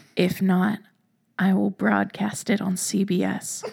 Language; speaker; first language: English; native; English